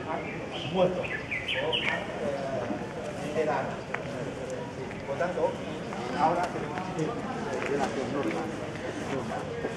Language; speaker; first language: Spanish; non-native, learner; Vietnamese